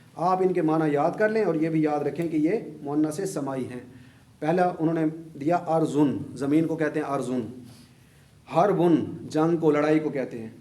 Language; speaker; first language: Urdu; native; Urdu